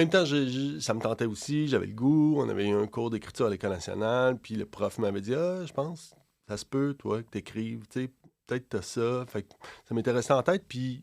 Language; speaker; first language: French; native; French